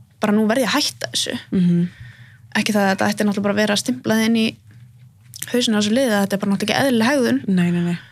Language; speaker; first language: Icelandic; native; Icelandic